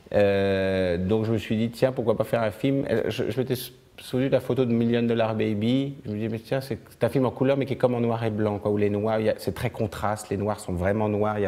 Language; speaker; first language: French; native; French